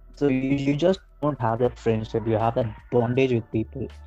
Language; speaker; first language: English; non-native, local second language; Hindi